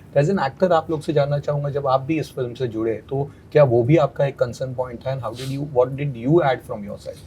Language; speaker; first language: Hindi; native; Hindi